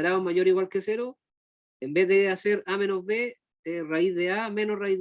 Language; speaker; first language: Spanish; native; Spanish